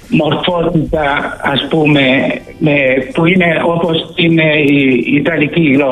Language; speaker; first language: Greek; early bilingual, heritage; Greek